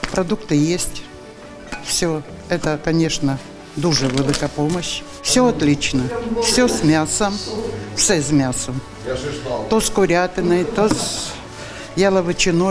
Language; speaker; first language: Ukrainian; non-native, local second language; Russian